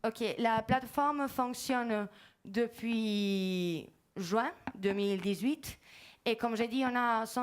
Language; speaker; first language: French; non-native, fluent; Spanish